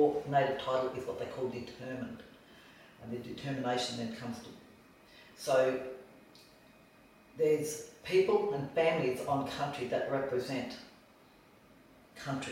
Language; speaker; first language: English; native; English